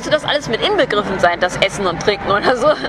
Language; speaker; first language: German; native; German